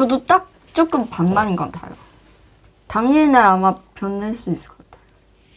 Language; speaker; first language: Korean; non-native, fluent; Chinese